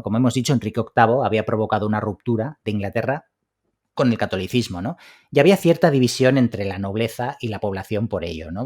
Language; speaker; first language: Spanish; native; Spanish